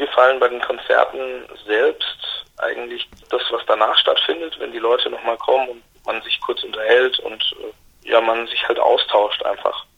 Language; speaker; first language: German; native; German